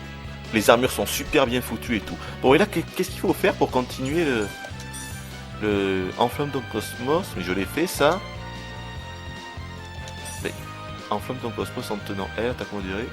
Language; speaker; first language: French; native; French